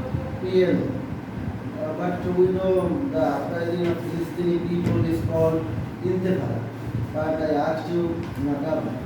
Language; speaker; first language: English; non-native, learner; Bangla